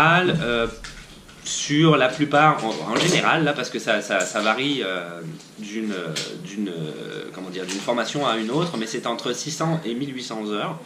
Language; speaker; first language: French; native; French